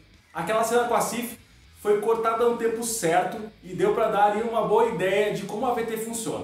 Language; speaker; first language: Portuguese; native; Portuguese